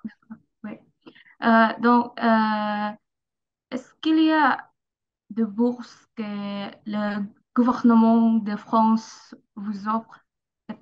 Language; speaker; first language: French; non-native, learner; Indonesian